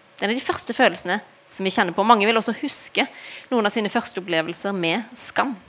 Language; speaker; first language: Norwegian; early bilingual, heritage; Norwegian